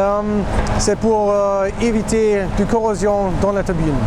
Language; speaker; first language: French; non-native, fluent; German